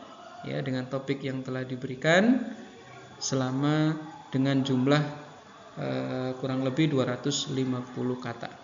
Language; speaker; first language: Indonesian; native; Indonesian